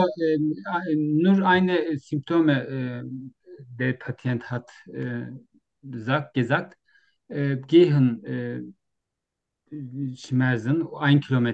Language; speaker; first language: German; non-native, learner; Turkish